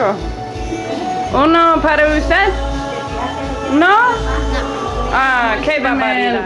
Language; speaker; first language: Spanish; non-native, learner; English